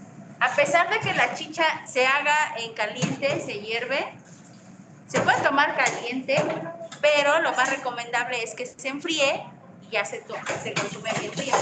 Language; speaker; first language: Spanish; native; Spanish